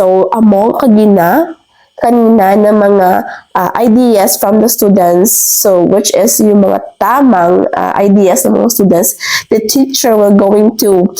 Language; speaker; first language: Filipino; native; Filipino